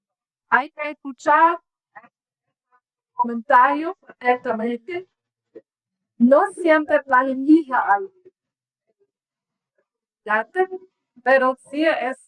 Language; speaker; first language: Spanish; non-native, learner; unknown